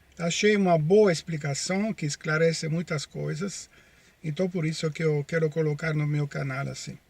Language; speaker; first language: Portuguese; non-native, fluent; Italian